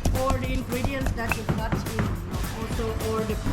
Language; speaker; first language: English; non-native, fluent; Thai